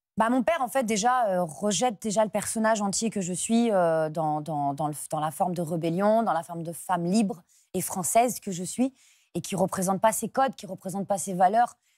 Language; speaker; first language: French; native; French